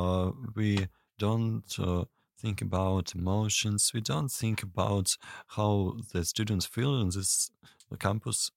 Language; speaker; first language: English; non-native, learner; Russian